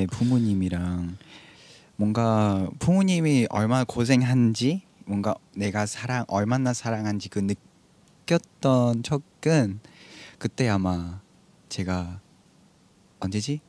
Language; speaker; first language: Korean; non-native, learner; Vietnamese